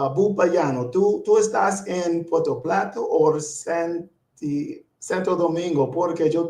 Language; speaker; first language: Spanish; non-native, learner; English